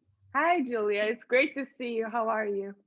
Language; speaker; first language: English; non-native, fluent; Turkish